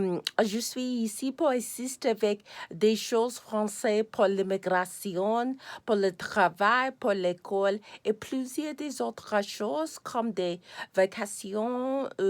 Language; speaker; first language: French; non-native, learner; English